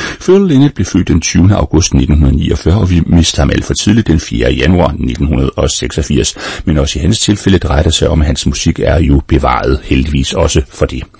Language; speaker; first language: Danish; native; Danish